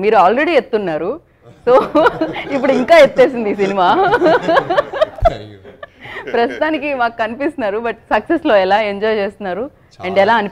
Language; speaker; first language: Telugu; native; Telugu